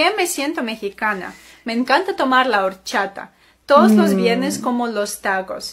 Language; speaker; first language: Spanish; non-native, fluent; Ukrainian